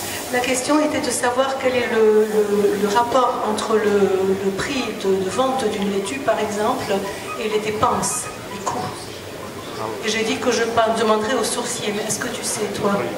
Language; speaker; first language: French; native; French